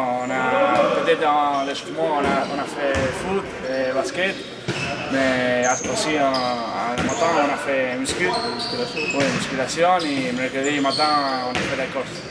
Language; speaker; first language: French; non-native, learner; Spanish